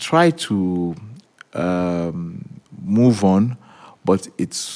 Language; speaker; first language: English; non-native, local second language; Yoruba